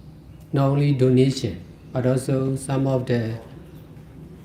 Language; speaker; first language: English; non-native, fluent; Burmese